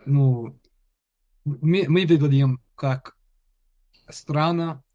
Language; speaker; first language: Russian; non-native, learner; English